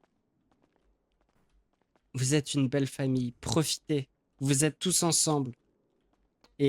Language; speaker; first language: French; native; French